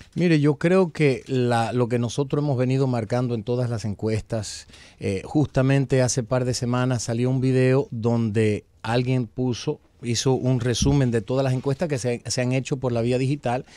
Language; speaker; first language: Spanish; early bilingual, heritage; Spanish